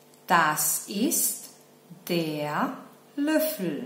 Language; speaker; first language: German; non-native, fluent; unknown